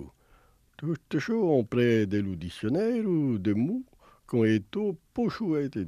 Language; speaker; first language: French; native; French